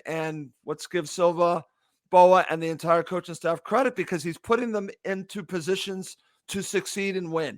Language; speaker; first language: English; native; English